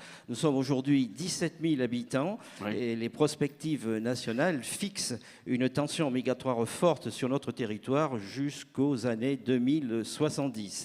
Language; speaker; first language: French; native; French